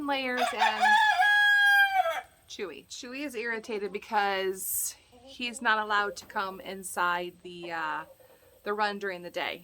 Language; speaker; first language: English; native; English